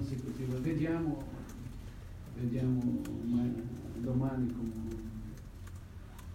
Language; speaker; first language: Italian; non-native, fluent; Portuguese